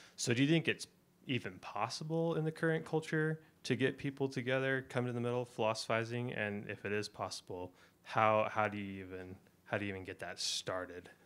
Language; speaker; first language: English; non-native, fluent; Chinese